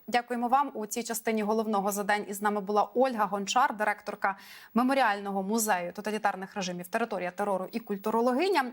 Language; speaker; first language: Ukrainian; native; Ukrainian